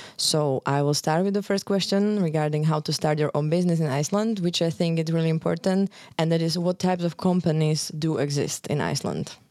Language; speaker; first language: English; non-native, fluent; Slovak